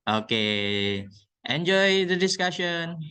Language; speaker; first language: English; non-native, fluent; Indonesian